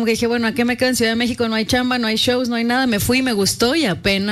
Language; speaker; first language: Spanish; native; Spanish